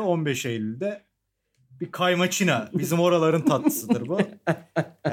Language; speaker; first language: Turkish; native; Turkish